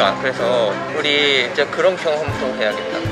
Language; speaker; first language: Korean; non-native, learner; Japanese